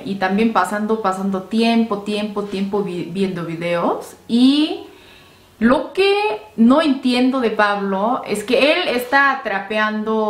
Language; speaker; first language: Spanish; non-native, fluent; Korean